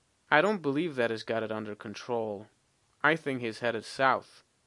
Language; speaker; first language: English; non-native, fluent; Persian